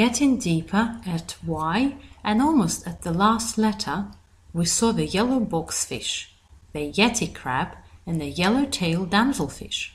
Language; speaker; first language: English; native; English